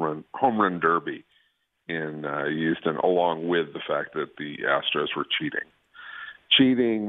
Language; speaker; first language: English; native; English